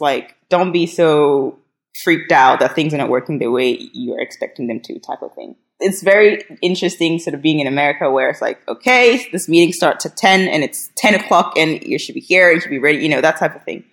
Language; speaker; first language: English; non-native, local second language; Akan